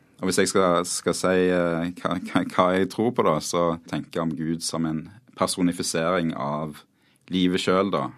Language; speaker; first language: Norwegian; native; Norwegian